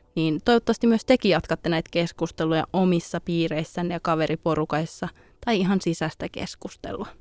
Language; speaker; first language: Finnish; native; Finnish